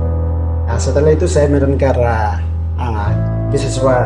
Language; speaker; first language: Indonesian; non-native, learner; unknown